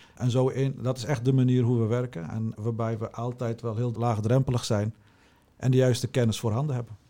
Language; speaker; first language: Dutch; native; Dutch